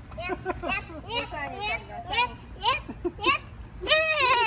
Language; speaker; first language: Russian; early bilingual, heritage; Russian